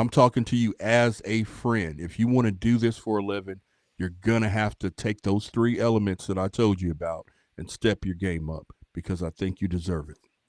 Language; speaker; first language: English; native; English